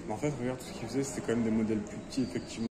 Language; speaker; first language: French; native; French